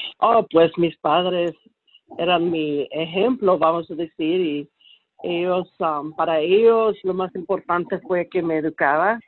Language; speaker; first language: Spanish; early bilingual, heritage; Spanish